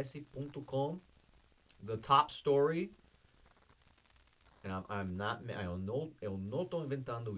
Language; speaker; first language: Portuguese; non-native, fluent; English